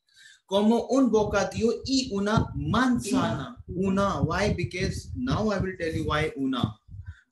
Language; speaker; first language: Spanish; non-native, fluent; Hindi